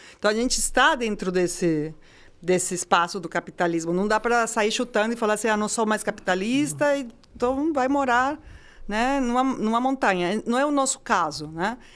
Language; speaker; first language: Portuguese; non-native, fluent; Spanish